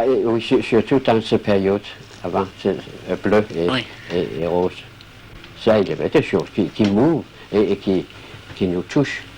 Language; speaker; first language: French; non-native, fluent; Danish